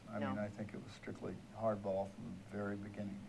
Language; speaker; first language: English; native; English